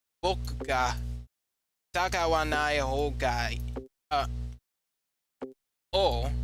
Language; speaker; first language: Japanese; non-native, learner; English